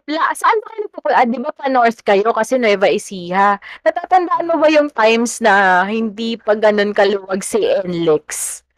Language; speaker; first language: Filipino; native; Filipino